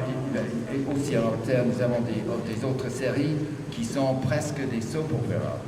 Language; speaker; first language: French; non-native, fluent; English